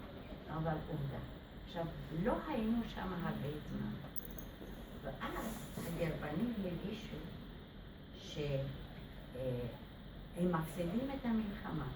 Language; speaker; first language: Hebrew; non-native, fluent; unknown